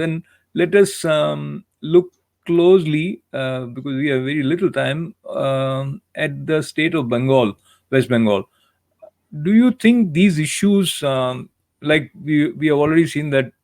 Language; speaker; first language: English; non-native, local second language; Hindi